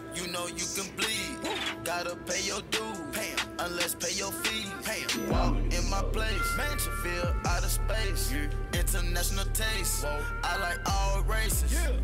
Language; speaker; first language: English; native; English